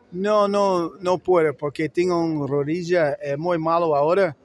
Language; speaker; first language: Spanish; non-native, learner; English